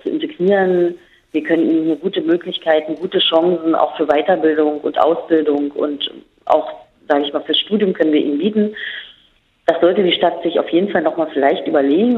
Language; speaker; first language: German; native; German